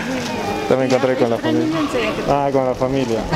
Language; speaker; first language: Spanish; native; Spanish